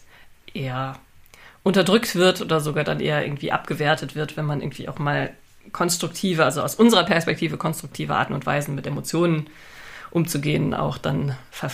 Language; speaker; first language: German; native; German